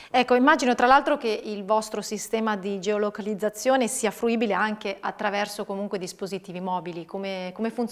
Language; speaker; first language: Italian; native; Italian